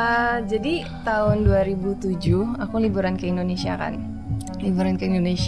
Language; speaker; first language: Indonesian; early bilingual, heritage; Indonesian